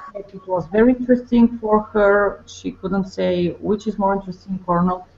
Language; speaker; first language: English; non-native, fluent; Bulgarian